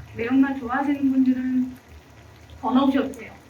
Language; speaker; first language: Korean; early bilingual, heritage; Korean